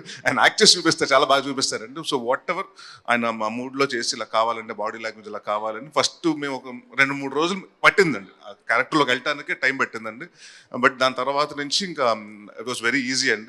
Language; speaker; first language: Telugu; native; Telugu